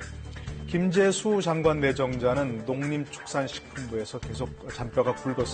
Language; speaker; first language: Korean; native; Korean